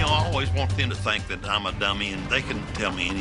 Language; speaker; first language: English; native; English